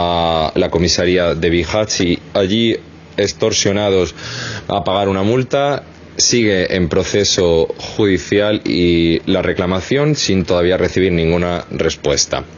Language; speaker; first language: Spanish; native; Spanish